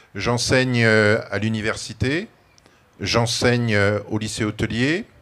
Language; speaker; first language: French; native; French